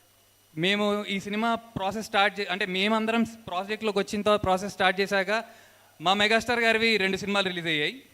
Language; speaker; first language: Telugu; native; Telugu